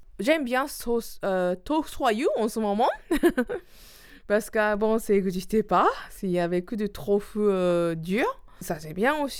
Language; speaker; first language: French; non-native, learner; Japanese